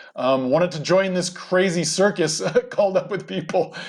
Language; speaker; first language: English; native; English